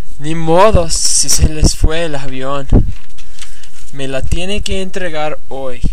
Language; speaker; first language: Spanish; non-native, learner; English